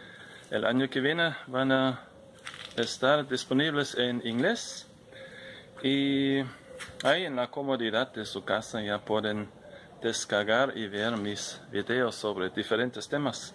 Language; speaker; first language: Spanish; non-native, fluent; German